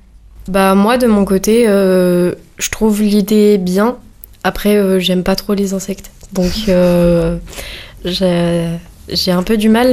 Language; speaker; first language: French; native; French